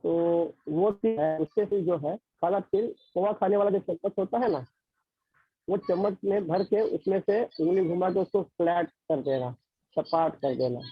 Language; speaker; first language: Hindi; non-native, local second language; Marathi